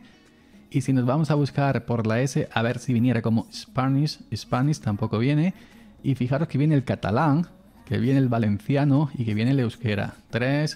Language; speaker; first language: Spanish; native; Spanish